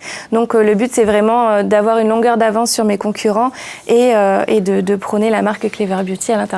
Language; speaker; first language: French; native; French